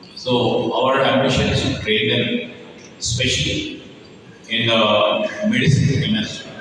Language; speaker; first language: English; non-native, local second language; Telugu